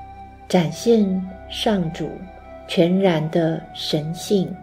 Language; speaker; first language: Chinese; native; Chinese